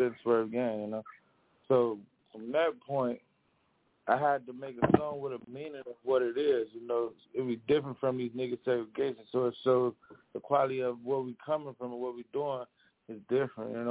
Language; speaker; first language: English; native; English